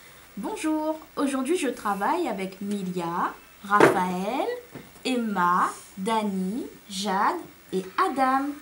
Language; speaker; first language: French; native; French